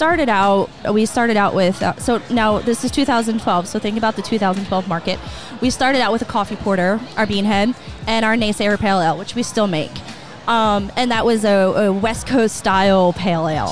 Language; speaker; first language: English; native; English